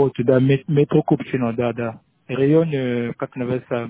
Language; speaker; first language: Russian; non-native, fluent; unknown